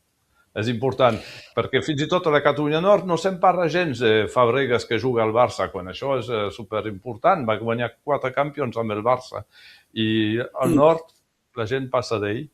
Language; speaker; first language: Catalan; early bilingual, heritage; French